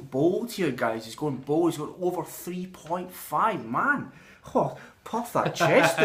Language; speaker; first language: English; native; English